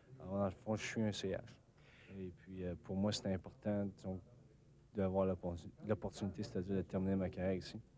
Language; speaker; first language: French; native; French